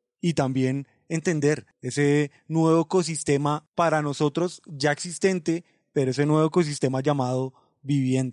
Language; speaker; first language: Spanish; native; Spanish